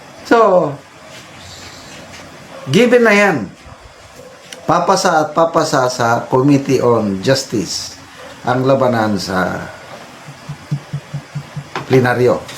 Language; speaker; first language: Filipino; native; Filipino